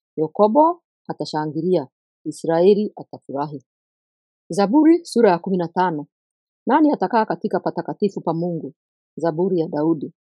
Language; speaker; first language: Swahili; non-native, local second language; Kikuyu